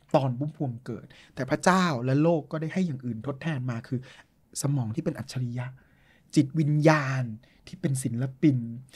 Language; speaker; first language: Thai; native; Thai